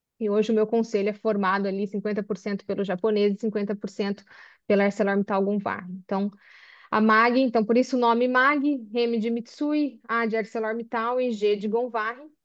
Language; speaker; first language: Portuguese; native; Portuguese